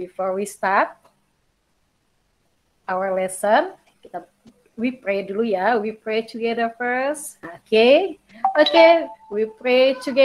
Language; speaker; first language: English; non-native, learner; Indonesian